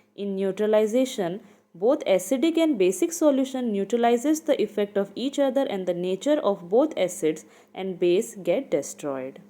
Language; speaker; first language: English; non-native, local second language; Odia